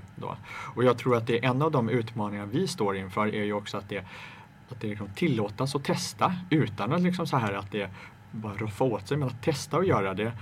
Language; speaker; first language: Swedish; native; Swedish